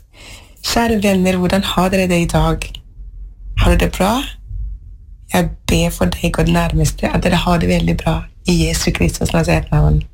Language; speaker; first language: Norwegian; non-native, learner; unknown